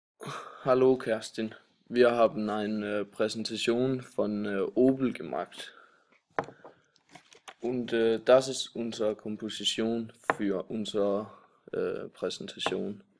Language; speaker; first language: German; non-native, learner; Danish